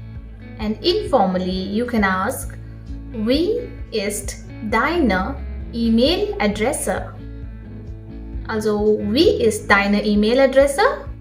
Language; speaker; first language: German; non-native, fluent; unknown